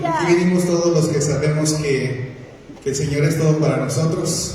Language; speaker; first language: Spanish; native; Spanish